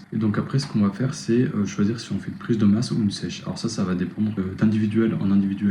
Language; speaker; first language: French; native; French